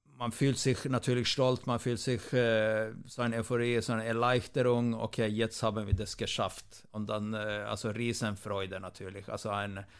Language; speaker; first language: German; non-native, fluent; Swedish